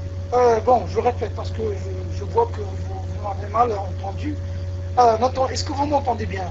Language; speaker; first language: French; non-native, local second language; Arabic